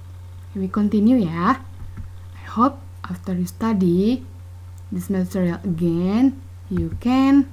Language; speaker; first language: English; non-native, learner; Indonesian